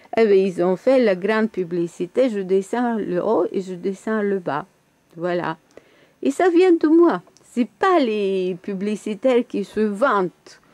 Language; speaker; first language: French; non-native, fluent; Bulgarian